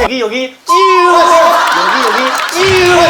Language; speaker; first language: Korean; non-native, learner; Chinese